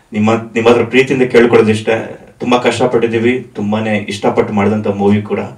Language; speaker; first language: Kannada; native; Kannada